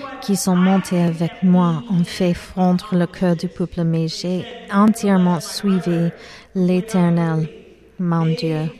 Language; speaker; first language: French; non-native, learner; English